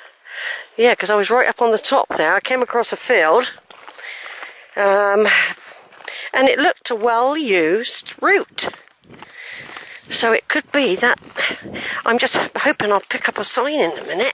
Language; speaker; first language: English; native; English